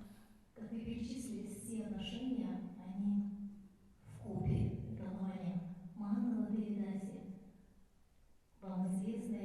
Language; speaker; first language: Russian; native; Russian